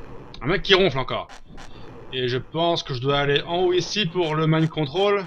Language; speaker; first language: French; native; French